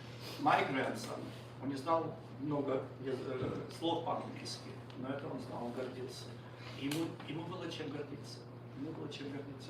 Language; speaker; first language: Russian; native; Russian